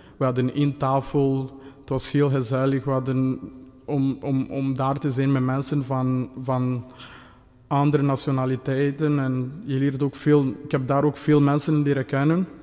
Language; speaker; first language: Dutch; non-native, fluent; Kinyarwanda